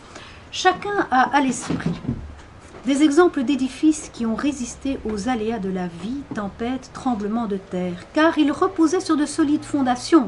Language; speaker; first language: French; native; French